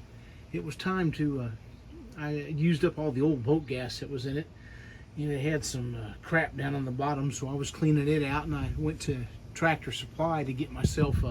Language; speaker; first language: English; native; English